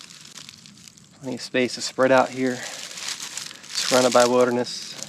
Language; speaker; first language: English; native; English